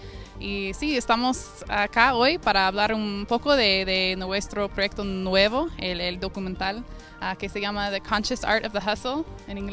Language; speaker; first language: Spanish; non-native, fluent; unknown